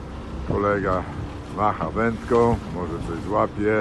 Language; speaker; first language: Polish; native; Polish